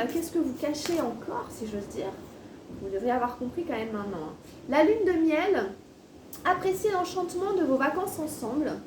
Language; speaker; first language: French; native; French